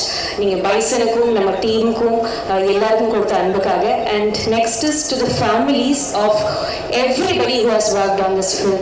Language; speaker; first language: Tamil; non-native, fluent; Malayalam